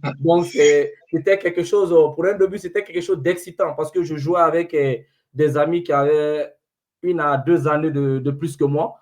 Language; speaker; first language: French; non-native, local second language; Fula